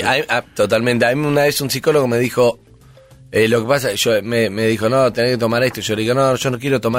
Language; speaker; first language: Spanish; native; Spanish